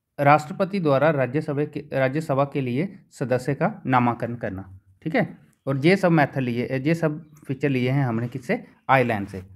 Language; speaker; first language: Hindi; native; Hindi